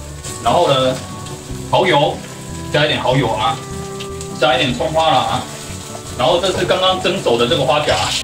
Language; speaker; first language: Chinese; native; Chinese